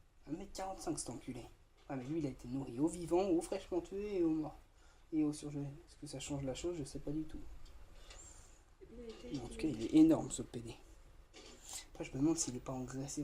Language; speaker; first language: French; native; French